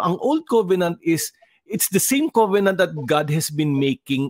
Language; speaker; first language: English; non-native, local second language; Filipino